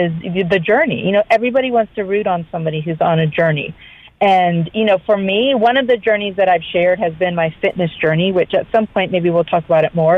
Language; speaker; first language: English; native; English